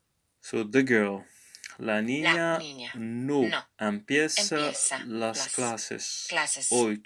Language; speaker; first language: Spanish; non-native, learner; English